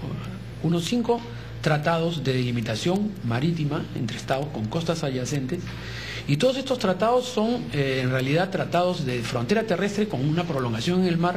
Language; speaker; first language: Spanish; native; Spanish